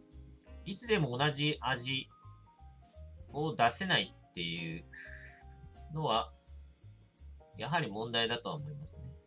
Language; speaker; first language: Japanese; native; Japanese